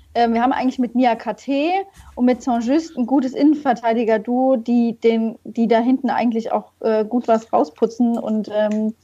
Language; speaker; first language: German; native; German